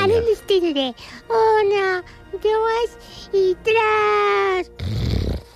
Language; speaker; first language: Catalan; non-native, learner; Chinese